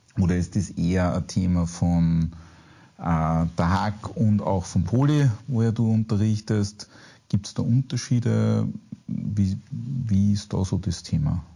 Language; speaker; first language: German; native; German